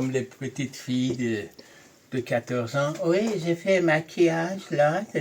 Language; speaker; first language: French; non-native, fluent; Persian